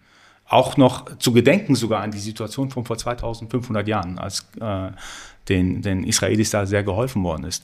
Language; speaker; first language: German; early bilingual, other home language; Persian